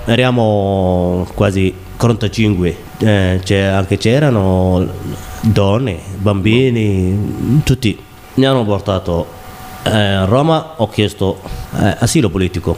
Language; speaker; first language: Italian; non-native, learner; Somali